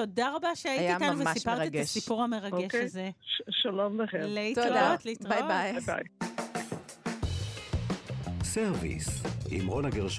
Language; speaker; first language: Hebrew; native; Hebrew